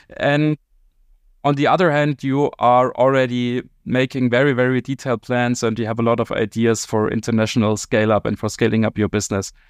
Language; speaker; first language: English; non-native, fluent; German